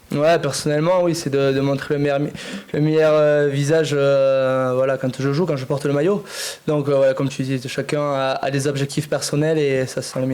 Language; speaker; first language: French; native; French